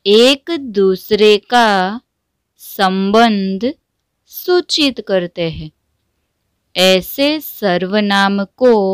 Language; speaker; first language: Hindi; non-native, local second language; Gujarati